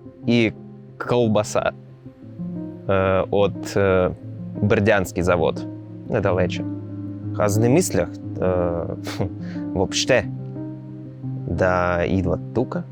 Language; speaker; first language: Bulgarian; non-native, learner; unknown